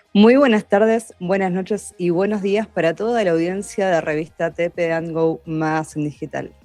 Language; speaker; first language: Spanish; native; Spanish